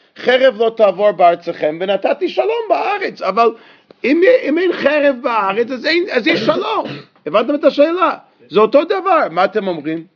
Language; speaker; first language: Hebrew; non-native, fluent; English